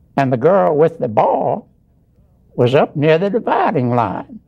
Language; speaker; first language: English; native; English